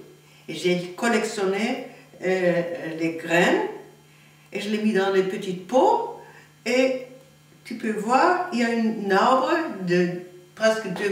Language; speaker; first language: French; non-native, fluent; German